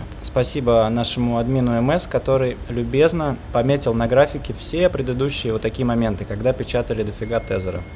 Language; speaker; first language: Russian; native; Russian